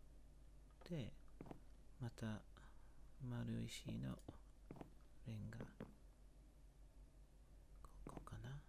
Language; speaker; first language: Japanese; non-native, learner; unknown